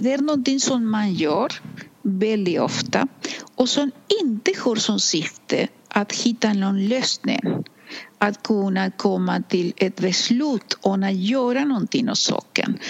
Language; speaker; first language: Swedish; non-native, fluent; Spanish